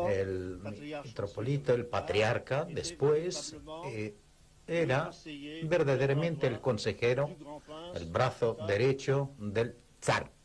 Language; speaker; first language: Spanish; non-native, fluent; Russian